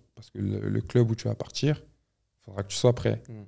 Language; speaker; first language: French; native; French